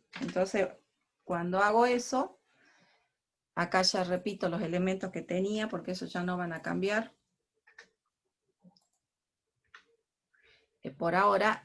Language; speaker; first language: Spanish; native; Spanish